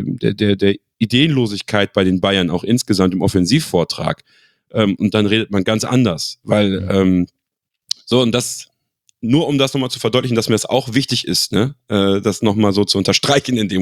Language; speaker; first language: German; native; German